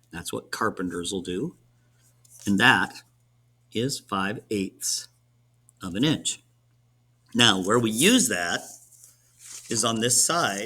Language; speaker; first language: English; native; English